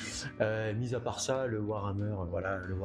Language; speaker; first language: French; native; French